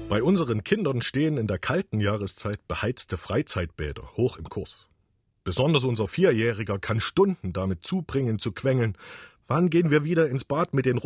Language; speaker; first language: German; native; German